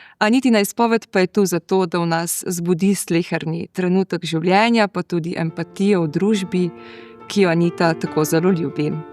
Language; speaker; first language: Slovenian; native; Slovenian